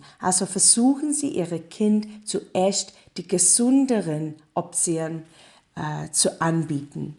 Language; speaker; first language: German; non-native, learner; English